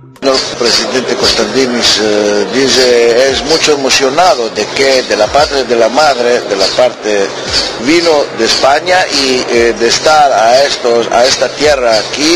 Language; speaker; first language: Spanish; early bilingual, heritage; Ladino